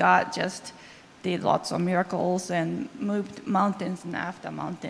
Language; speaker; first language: English; non-native, fluent; Japanese